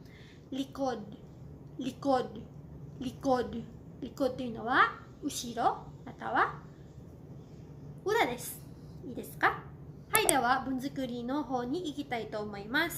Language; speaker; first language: Japanese; non-native, fluent; Cebuano